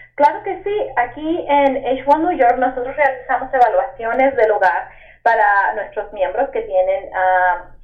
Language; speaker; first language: Spanish; native; Spanish